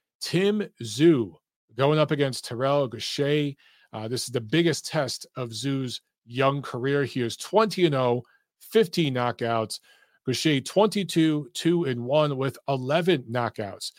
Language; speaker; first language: English; native; English